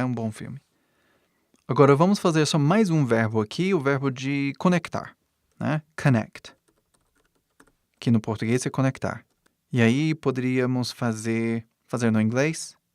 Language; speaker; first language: Portuguese; non-native, fluent; English